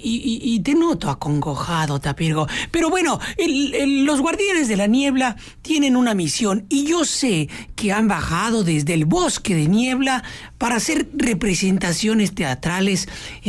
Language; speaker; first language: Spanish; native; Spanish